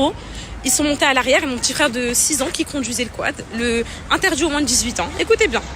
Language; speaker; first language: French; native; French